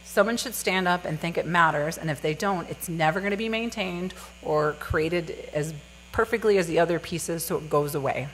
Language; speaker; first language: English; native; English